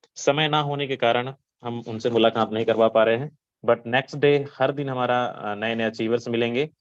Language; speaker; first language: Hindi; native; Hindi